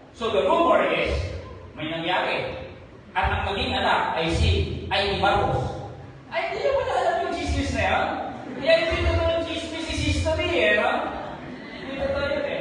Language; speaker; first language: Filipino; non-native, local second language; Hiligaynon